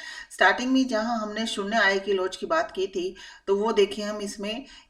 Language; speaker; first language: Hindi; native; Hindi